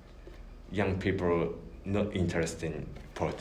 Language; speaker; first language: English; non-native, learner; Japanese